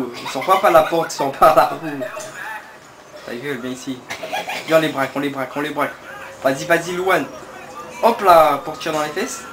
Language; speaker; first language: French; native; French